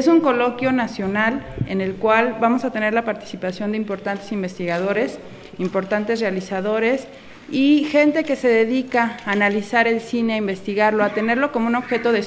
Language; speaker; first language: Spanish; native; Spanish